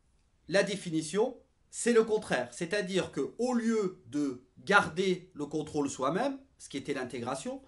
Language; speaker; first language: French; native; French